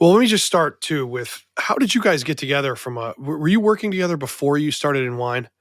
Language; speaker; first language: English; native; English